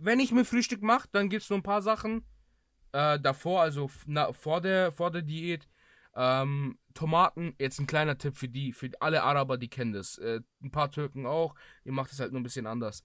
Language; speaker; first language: German; early bilingual, other home language; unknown